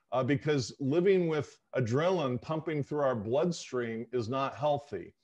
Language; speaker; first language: English; native; English